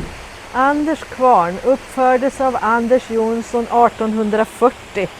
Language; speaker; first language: Swedish; native; Swedish